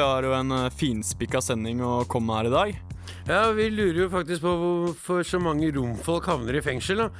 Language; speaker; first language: Norwegian; native; Norwegian